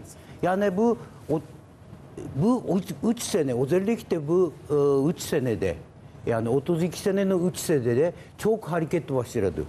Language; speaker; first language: Turkish; non-native, learner; Japanese